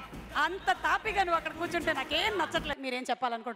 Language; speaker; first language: Telugu; native; Telugu